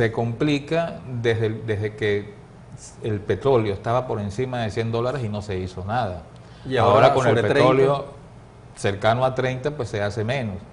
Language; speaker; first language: Spanish; native; Spanish